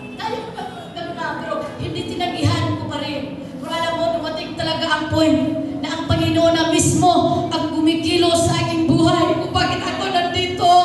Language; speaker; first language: Filipino; non-native, local second language; Cebuano